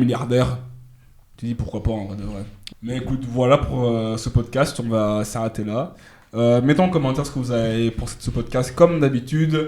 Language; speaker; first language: French; native; French